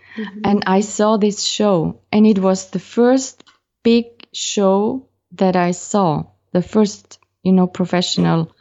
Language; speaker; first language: English; non-native, fluent; German